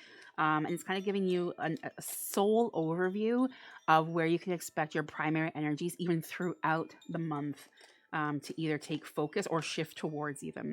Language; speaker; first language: English; native; English